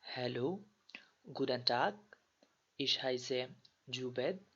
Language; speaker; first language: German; non-native, learner; Bangla